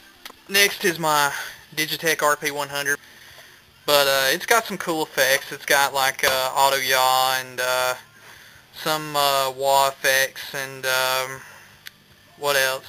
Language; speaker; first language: English; native; English